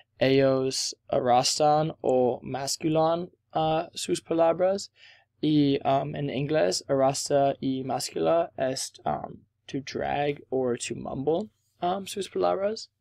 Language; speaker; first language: Spanish; non-native, learner; English